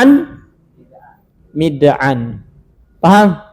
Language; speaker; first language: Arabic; non-native, fluent; Indonesian